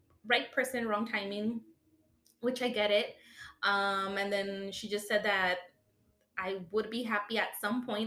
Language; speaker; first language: English; early bilingual, other home language; Spanish